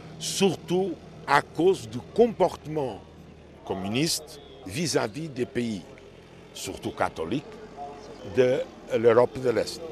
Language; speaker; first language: French; non-native, fluent; Portuguese